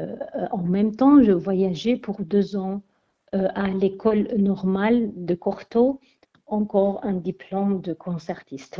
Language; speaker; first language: French; non-native, fluent; Armenian